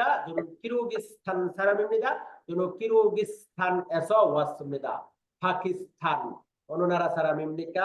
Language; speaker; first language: Korean; non-native, fluent; Bangla